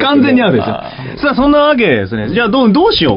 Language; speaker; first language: Japanese; native; Japanese